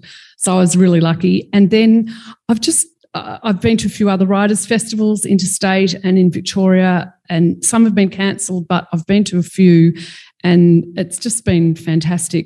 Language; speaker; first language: English; native; English